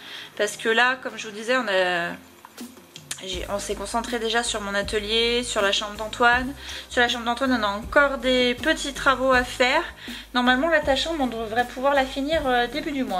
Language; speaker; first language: French; native; French